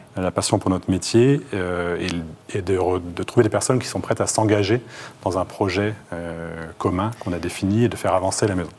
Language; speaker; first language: French; native; French